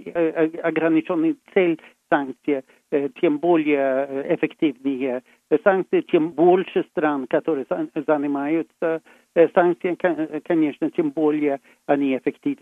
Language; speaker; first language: Russian; non-native, fluent; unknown